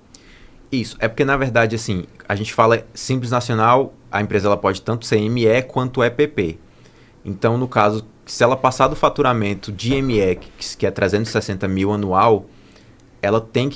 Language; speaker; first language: Portuguese; native; Portuguese